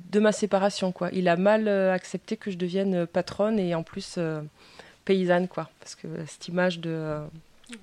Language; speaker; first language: French; non-native, fluent; Spanish